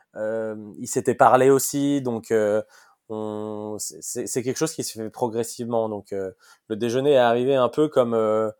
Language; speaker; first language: French; native; French